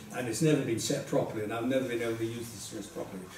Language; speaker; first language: English; early bilingual, other home language; Dutch